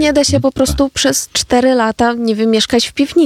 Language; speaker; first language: Polish; non-native, fluent; Ukrainian